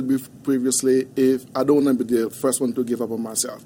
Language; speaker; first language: English; non-native, fluent; Haitian Creole